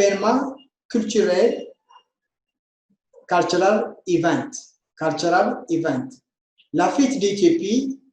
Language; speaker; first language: French; non-native, fluent; Amharic